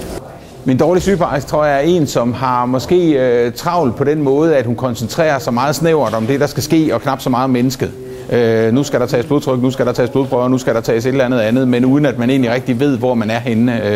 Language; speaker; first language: Danish; native; Danish